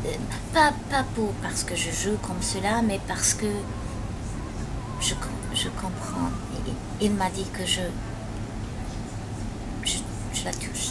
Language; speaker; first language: French; non-native, fluent; English